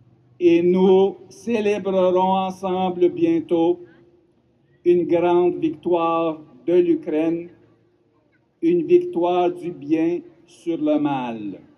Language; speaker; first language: French; non-native, local second language; Ukrainian